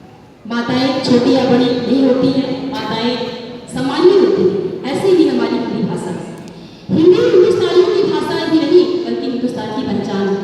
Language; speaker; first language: Hindi; native; Hindi